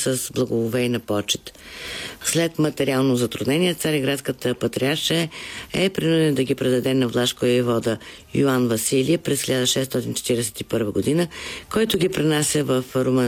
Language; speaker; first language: Bulgarian; native; Bulgarian